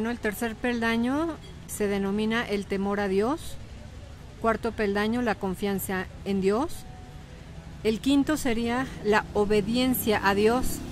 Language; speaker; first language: Spanish; native; Spanish